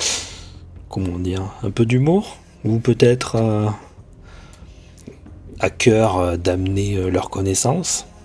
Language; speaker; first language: French; native; French